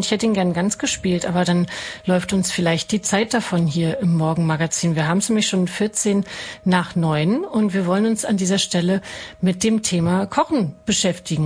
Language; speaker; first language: German; native; German